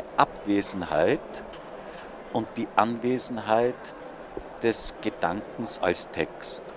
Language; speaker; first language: German; native; German